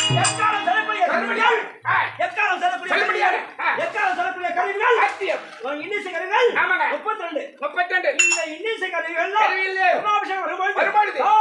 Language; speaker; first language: Tamil; native; Tamil